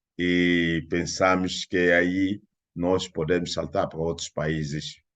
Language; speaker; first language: Portuguese; non-native, fluent; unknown